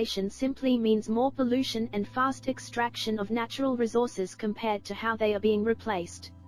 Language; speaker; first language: English; non-native, learner; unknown